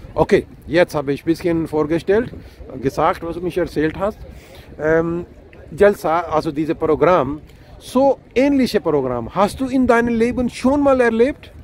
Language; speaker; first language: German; non-native, fluent; Urdu